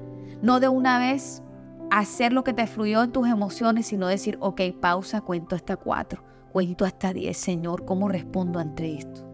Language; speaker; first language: Spanish; native; Spanish